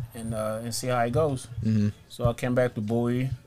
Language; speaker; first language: English; early bilingual, other home language; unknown